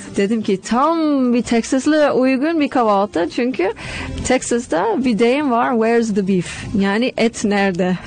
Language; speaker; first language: Turkish; non-native, fluent; English